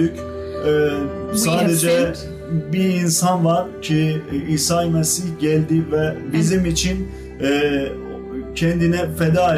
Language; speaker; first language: Turkish; non-native, fluent; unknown